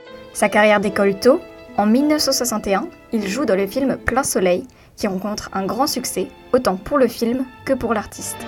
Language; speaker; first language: French; native; French